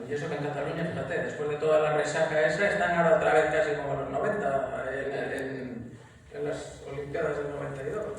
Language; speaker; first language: Spanish; native; Spanish